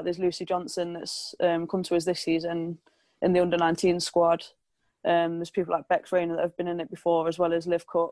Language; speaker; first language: English; native; English